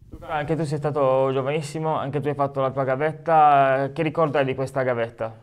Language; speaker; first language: Italian; native; Italian